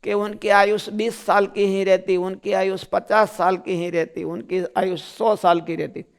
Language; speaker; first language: Hindi; non-native, local second language; Gujarati